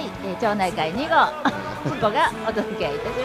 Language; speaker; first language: Japanese; native; Japanese